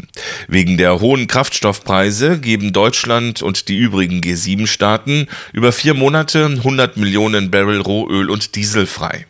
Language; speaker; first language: German; native; German